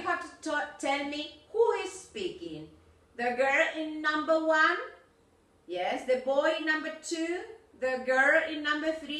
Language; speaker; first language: English; non-native, fluent; Spanish